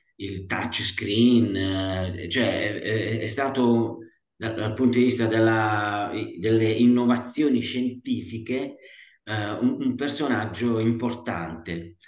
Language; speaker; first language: Italian; native; Italian